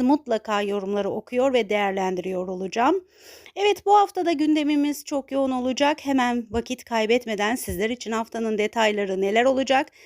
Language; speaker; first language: Turkish; native; Turkish